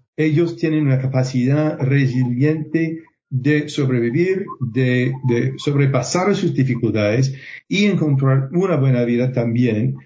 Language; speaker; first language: Spanish; non-native, fluent; English